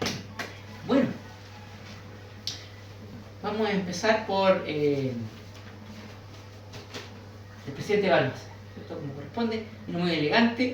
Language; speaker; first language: Spanish; native; Spanish